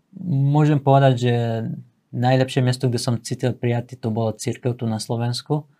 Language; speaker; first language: Slovak; non-native, fluent; Assyrian Neo-Aramaic